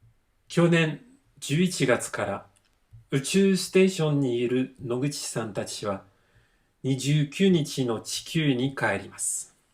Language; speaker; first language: Japanese; non-native, fluent; French